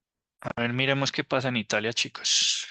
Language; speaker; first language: Spanish; native; Spanish